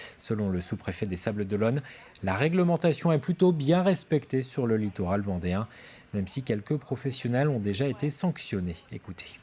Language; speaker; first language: French; native; French